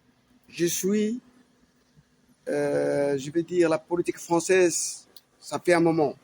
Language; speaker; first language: French; non-native, learner; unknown